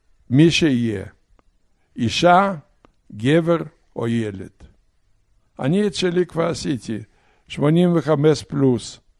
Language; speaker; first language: Hebrew; non-native, fluent; Polish